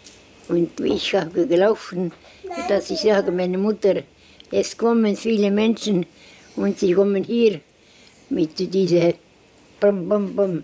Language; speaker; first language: German; non-native, learner; Estonian